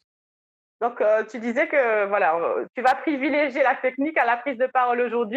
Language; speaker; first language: French; native; French